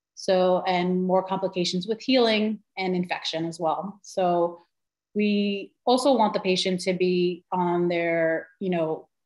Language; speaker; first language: English; native; English